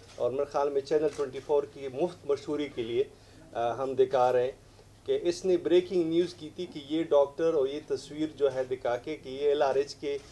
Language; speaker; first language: Urdu; non-native, local second language; Pashto